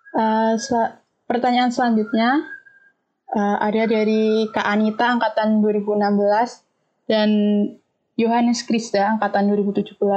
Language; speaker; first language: Indonesian; native; Indonesian